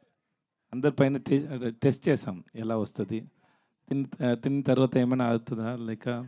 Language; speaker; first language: Telugu; non-native, learner; Tamil